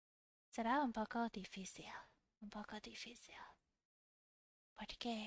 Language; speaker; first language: Spanish; non-native, fluent; English